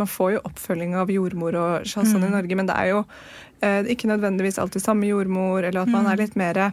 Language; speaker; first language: Norwegian; native; Norwegian